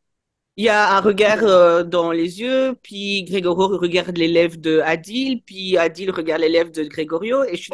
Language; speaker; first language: French; native; French